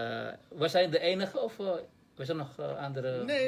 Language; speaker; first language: Dutch; non-native, learner; Indonesian